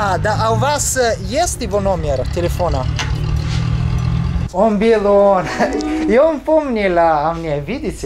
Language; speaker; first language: Russian; non-native, learner; Italian